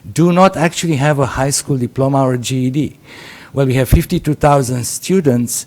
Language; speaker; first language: English; non-native, fluent; Romanian